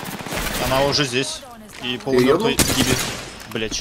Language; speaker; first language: Russian; native; Russian